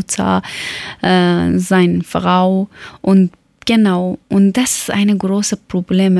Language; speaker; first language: German; non-native, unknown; Persian